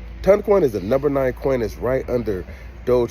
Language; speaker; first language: English; native; English